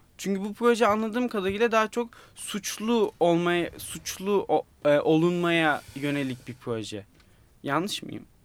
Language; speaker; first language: Turkish; native; Turkish